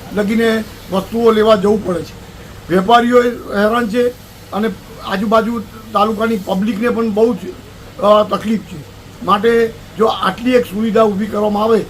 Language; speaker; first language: Gujarati; native; Gujarati